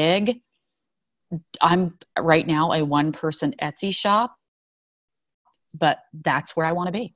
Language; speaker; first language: English; native; English